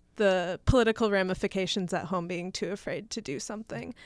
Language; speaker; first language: English; native; English